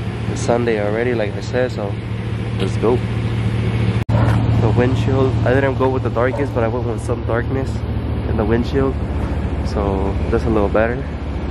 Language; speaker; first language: English; early bilingual, other home language; Spanish